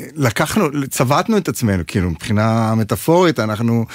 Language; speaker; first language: Hebrew; native; Hebrew